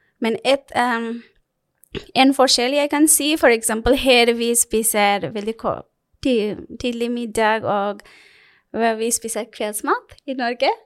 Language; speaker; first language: Norwegian; non-native, fluent; Bangla